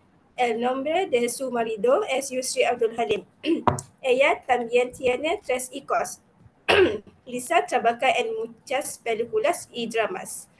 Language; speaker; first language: Spanish; non-native, learner; Malay